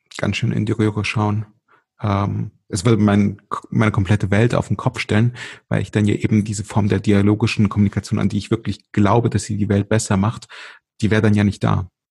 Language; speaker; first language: German; early bilingual, other home language; Russian